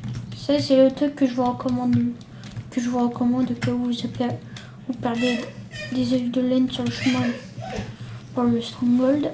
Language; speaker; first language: French; native; French